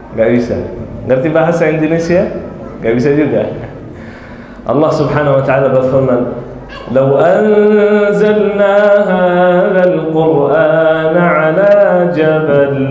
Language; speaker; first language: Malay; non-native, fluent; Arabic